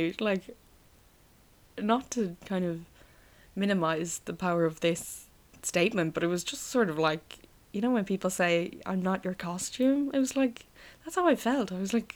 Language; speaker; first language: English; native; English